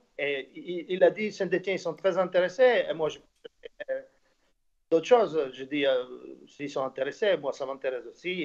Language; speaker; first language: French; non-native, fluent; Slovak